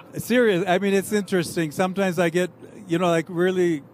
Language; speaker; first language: English; native; English